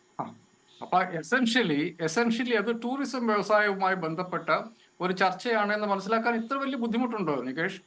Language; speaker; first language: Malayalam; native; Malayalam